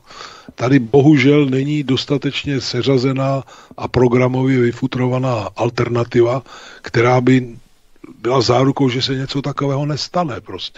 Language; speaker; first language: Czech; native; Czech